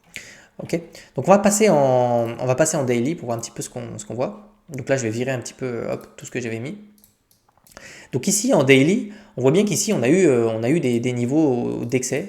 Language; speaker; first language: French; native; French